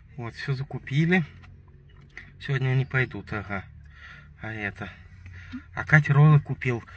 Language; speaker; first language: Russian; native; Russian